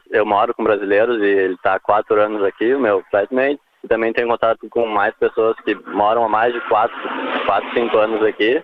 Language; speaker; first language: Portuguese; native; Portuguese